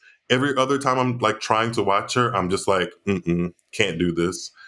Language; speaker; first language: English; native; English